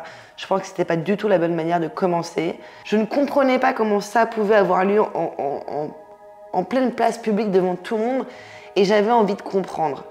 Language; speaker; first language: French; native; French